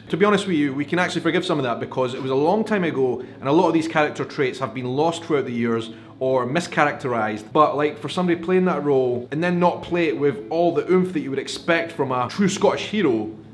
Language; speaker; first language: English; native; English